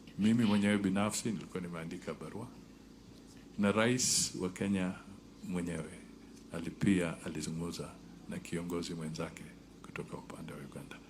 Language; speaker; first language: Swahili; non-native, local second language; Luyia